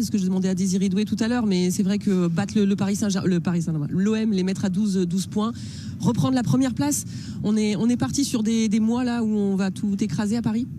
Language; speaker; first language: French; native; French